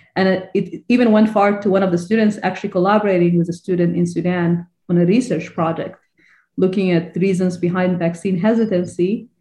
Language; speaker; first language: English; non-native, fluent; Arabic